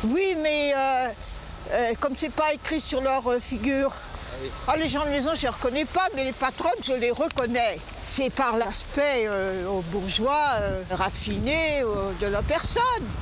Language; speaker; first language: French; native; French